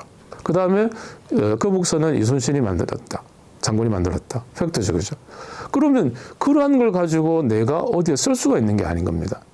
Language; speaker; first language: Korean; native; Korean